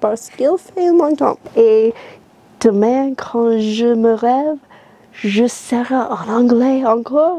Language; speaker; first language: French; non-native, learner; English